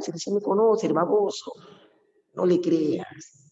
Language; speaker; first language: Spanish; native; Spanish